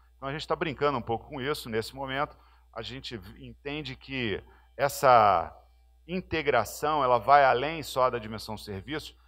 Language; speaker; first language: Portuguese; native; Portuguese